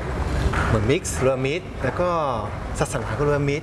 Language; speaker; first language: Thai; native; Thai